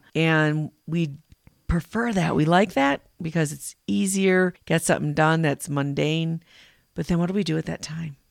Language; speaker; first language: English; native; English